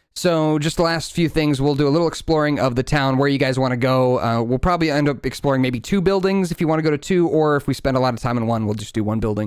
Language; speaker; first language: English; native; English